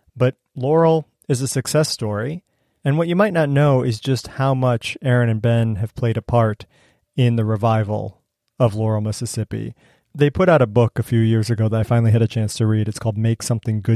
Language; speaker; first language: English; native; English